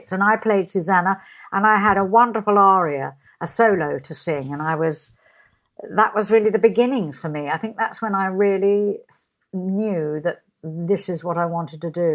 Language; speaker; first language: English; native; English